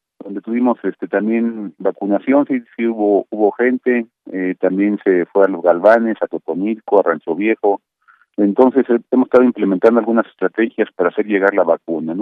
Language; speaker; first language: Spanish; native; Spanish